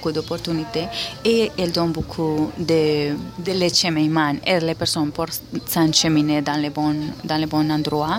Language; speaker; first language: French; non-native, fluent; Spanish